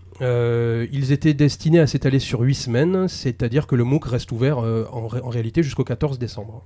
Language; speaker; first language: French; native; French